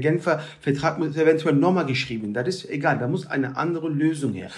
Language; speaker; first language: German; early bilingual, other home language; Turkish